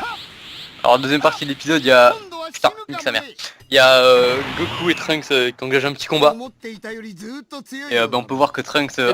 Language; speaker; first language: French; native; French